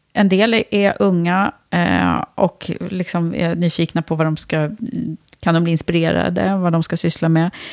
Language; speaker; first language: Swedish; native; Swedish